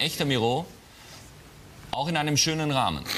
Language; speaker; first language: German; native; German